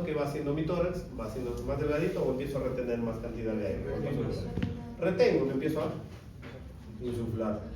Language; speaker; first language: Spanish; native; Spanish